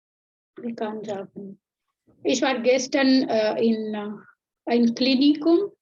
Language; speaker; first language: German; non-native, learner; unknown